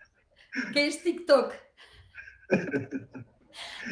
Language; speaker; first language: Spanish; native; Spanish